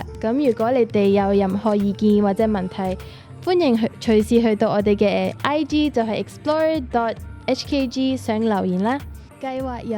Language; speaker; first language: Cantonese; native; Cantonese